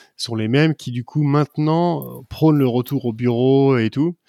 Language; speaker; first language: French; native; French